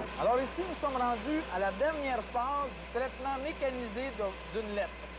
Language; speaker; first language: French; native; French